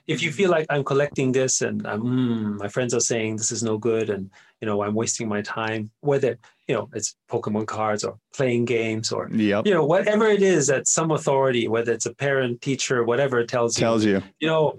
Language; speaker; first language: English; non-native, fluent; German